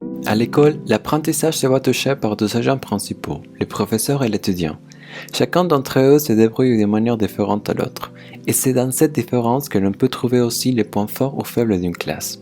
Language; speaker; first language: French; non-native, fluent; Spanish